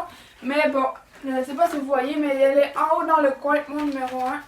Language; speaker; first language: French; native; French